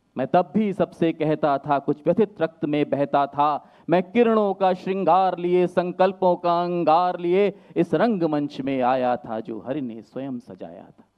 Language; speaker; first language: Hindi; native; Hindi